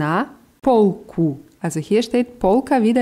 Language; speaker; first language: German; non-native, fluent; Russian